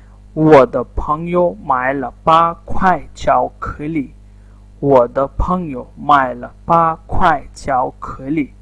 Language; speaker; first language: Chinese; non-native, learner; Urdu